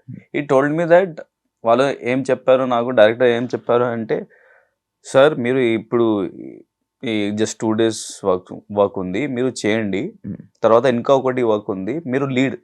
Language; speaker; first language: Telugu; non-native, learner; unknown